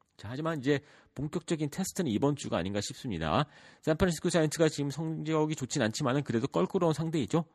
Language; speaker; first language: Korean; early bilingual, heritage; Korean